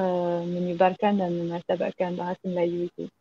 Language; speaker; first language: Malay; non-native, fluent; French